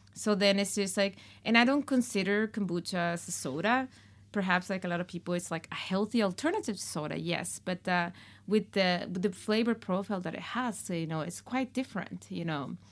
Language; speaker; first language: English; non-native, fluent; Spanish